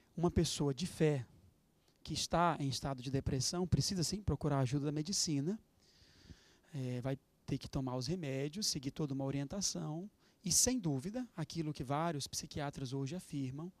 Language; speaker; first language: Portuguese; native; Portuguese